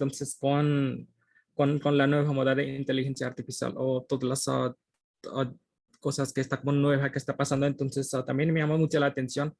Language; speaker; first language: Spanish; non-native, fluent; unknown